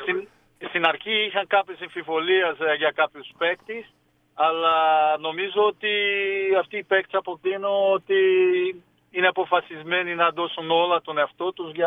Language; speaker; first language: Greek; non-native, fluent; Portuguese